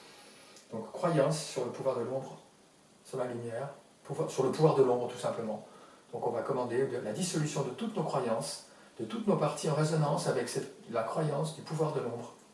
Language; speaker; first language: French; native; French